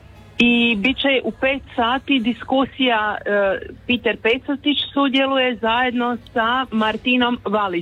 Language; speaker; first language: Serbian; native; Serbian